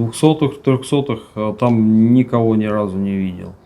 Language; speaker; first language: Russian; native; Russian